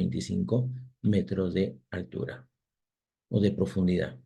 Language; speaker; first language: Spanish; native; Spanish